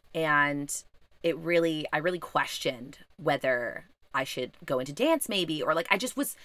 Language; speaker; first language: English; native; English